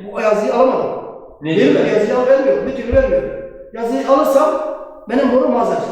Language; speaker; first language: Turkish; native; Turkish